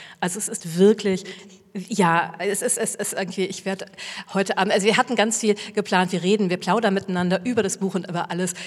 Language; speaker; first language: German; native; German